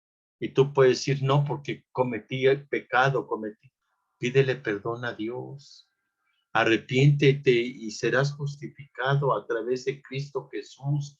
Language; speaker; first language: Spanish; native; Spanish